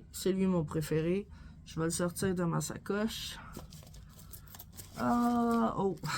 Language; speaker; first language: French; native; French